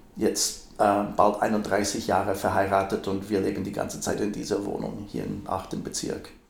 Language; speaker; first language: German; non-native, fluent; English